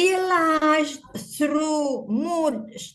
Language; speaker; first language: English; non-native, fluent; Indonesian